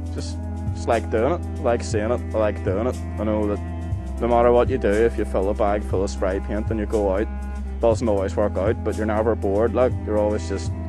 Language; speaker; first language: English; native; English